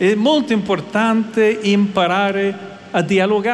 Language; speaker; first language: Italian; non-native, fluent; English